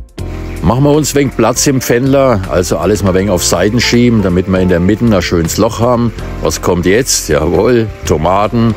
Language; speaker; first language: German; native; German